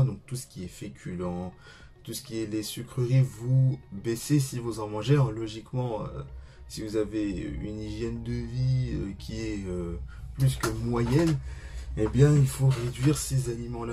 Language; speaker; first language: French; native; French